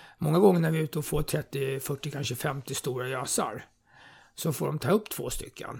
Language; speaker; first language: Swedish; native; Swedish